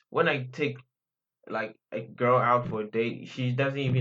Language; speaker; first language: English; non-native, local second language; Akan